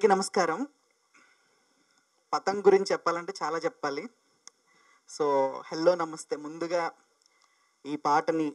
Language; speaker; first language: Telugu; native; Telugu